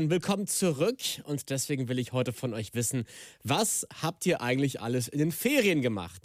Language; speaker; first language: German; native; German